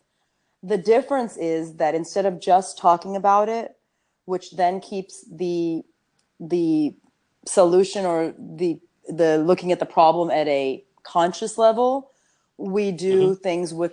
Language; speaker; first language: English; early bilingual, other home language; Urdu